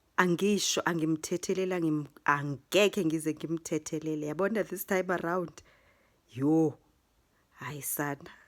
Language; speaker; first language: Zulu; non-native, local second language; Xhosa